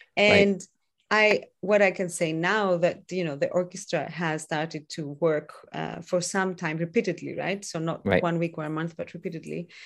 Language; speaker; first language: English; non-native, fluent; Greek